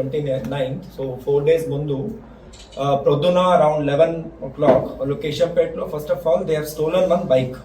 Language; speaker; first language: Telugu; non-native, local second language; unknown